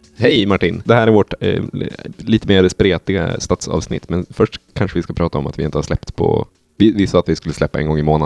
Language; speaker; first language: Swedish; native; Swedish